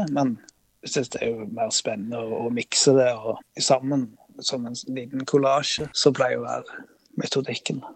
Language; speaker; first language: Norwegian; native; Norwegian